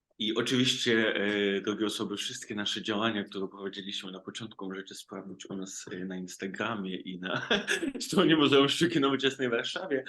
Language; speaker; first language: Polish; non-native, fluent; Ukrainian